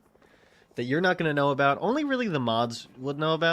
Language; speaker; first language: English; native; English